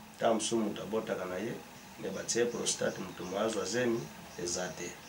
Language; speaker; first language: Lingala; non-native, local second language; Kongo